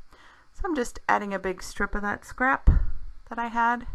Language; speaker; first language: English; native; English